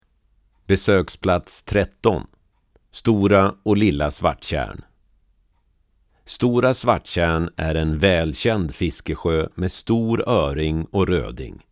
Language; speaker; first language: Swedish; native; Swedish